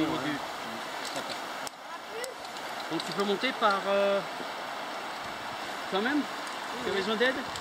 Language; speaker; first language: French; non-native, learner; Spanish